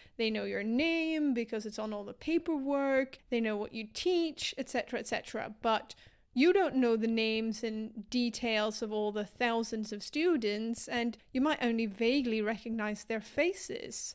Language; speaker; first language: English; non-native, fluent; Swedish